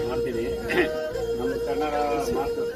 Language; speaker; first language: Kannada; non-native, learner; Tibetan